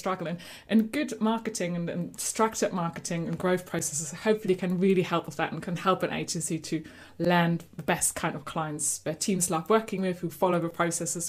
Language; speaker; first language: English; non-native, fluent; German